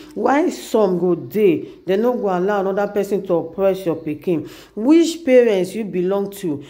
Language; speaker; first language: Nigerian Pidgin; native; Nigerian Pidgin